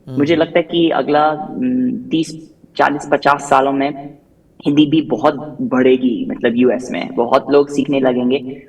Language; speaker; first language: Hindi; non-native, fluent; English